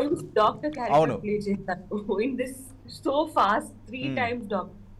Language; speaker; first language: Telugu; non-native, learner; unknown